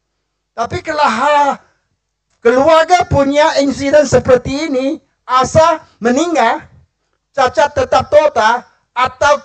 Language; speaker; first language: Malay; non-native, local second language; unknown